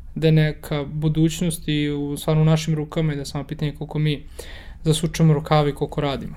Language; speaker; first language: Serbian; native; Serbian